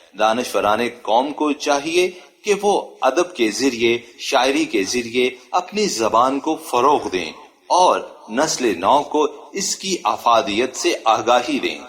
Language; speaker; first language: Urdu; non-native, local second language; Punjabi